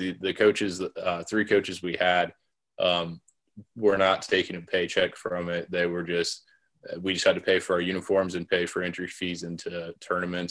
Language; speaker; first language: English; native; English